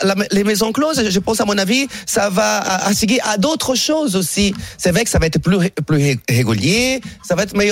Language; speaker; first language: French; non-native, fluent; Portuguese